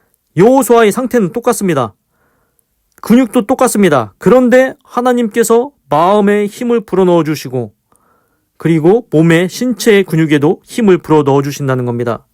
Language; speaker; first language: Korean; native; Korean